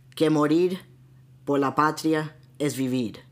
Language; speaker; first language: Spanish; early bilingual, heritage; Spanish